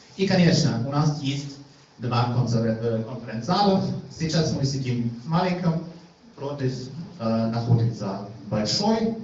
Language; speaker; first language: Russian; non-native, learner; German